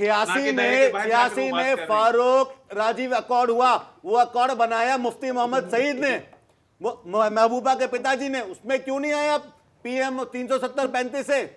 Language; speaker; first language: Hindi; native; Hindi